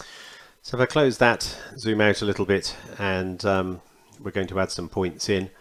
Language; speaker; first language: English; native; English